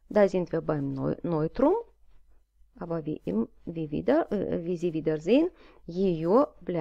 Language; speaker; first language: German; non-native, fluent; Russian